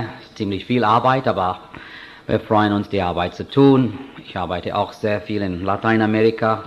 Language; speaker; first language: German; non-native, fluent; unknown